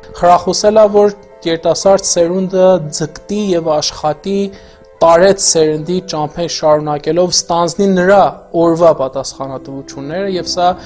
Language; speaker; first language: Armenian; early bilingual, heritage; Armenian